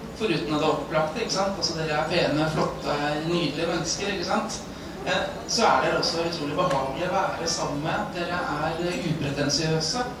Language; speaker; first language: Norwegian; native; Norwegian